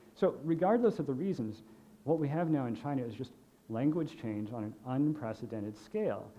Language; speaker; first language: English; native; English